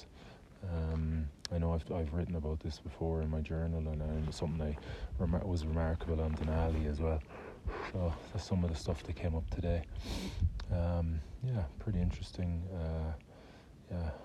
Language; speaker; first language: English; native; English